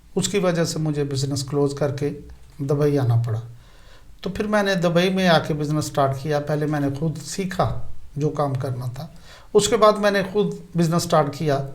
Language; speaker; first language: Urdu; non-native, local second language; Punjabi